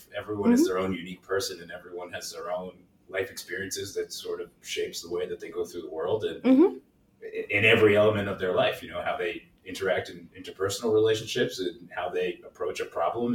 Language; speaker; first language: English; native; English